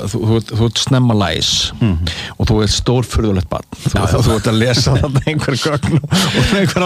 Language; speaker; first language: Icelandic; native; Icelandic